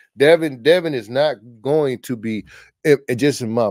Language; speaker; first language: English; native; English